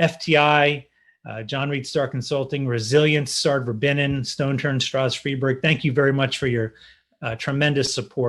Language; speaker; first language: English; native; English